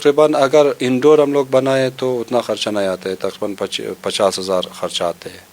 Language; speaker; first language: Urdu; non-native, local second language; Hazaragi